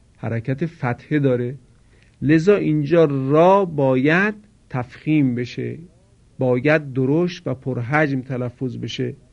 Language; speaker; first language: Persian; native; Persian